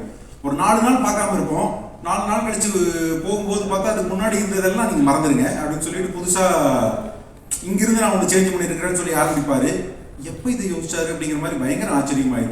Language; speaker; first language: Tamil; native; Tamil